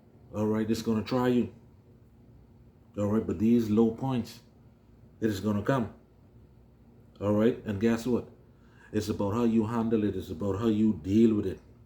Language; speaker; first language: English; native; English